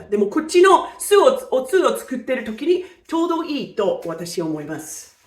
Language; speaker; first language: Japanese; non-native, fluent; English